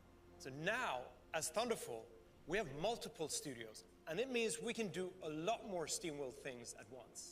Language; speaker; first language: English; non-native, fluent; Swedish